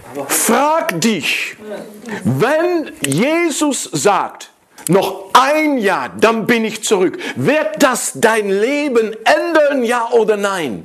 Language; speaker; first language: German; non-native, fluent; Dutch